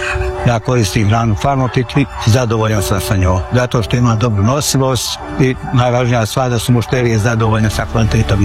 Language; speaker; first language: Serbian; native; Serbian